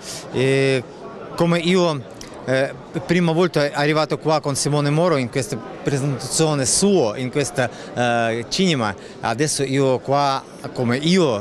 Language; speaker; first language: Italian; non-native, learner; Russian